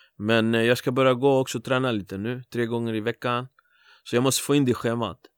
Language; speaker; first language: Swedish; early bilingual, other home language; Spanish